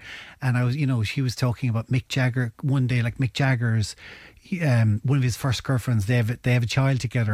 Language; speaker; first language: English; native; English